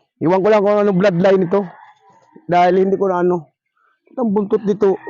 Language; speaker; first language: Filipino; non-native, local second language; Surigaonon